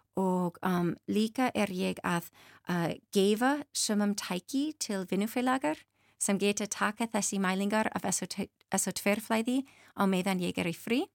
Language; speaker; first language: Icelandic; non-native, learner; English